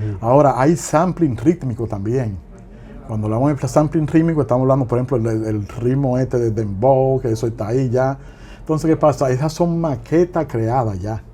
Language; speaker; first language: Spanish; native; Spanish